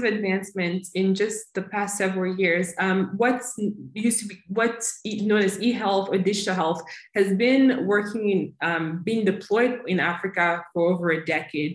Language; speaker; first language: English; native; English